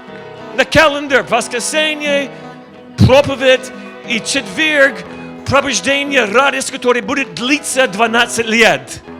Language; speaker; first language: Russian; non-native, learner; English